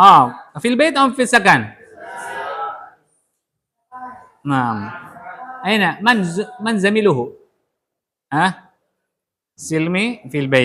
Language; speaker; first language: Arabic; non-native, fluent; Indonesian